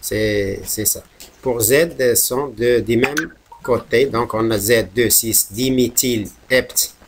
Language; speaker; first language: French; non-native, local second language; Arabic